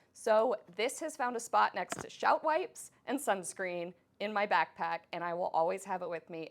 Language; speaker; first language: English; native; English